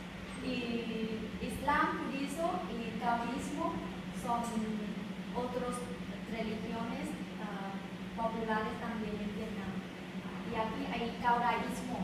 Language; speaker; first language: Spanish; non-native, learner; Vietnamese